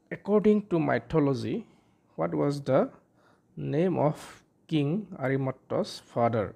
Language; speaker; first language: English; non-native, local second language; Assamese